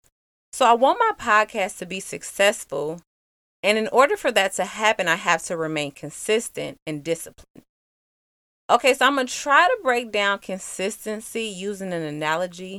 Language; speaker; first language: English; native; English